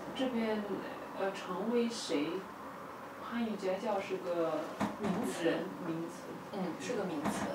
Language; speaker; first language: Chinese; non-native, fluent; Russian